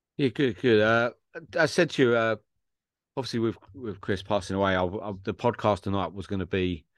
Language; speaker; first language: English; native; English